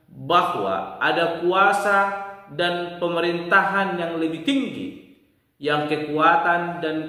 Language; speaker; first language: Indonesian; native; Indonesian